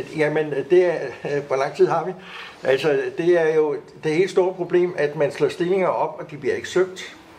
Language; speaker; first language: Danish; native; Danish